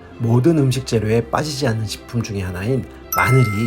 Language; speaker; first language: Korean; native; Korean